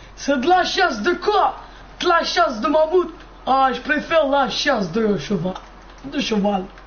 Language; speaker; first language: French; native; French